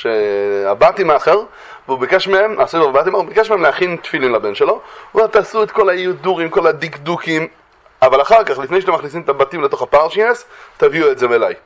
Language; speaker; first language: Hebrew; native; Hebrew